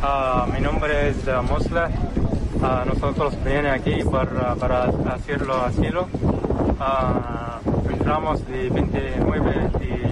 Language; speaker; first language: Spanish; non-native, learner; Arabic